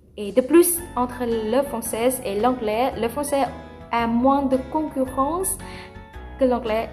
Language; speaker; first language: French; non-native, fluent; Vietnamese